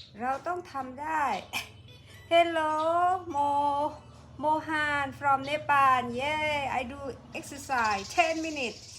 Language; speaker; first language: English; non-native, learner; Thai